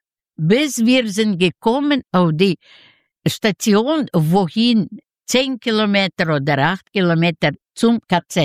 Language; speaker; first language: German; non-native, fluent; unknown